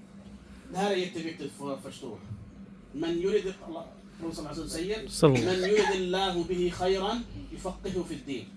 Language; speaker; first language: Swedish; non-native, fluent; Urdu